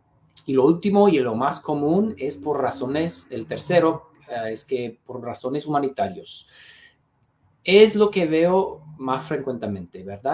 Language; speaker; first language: Spanish; non-native, fluent; English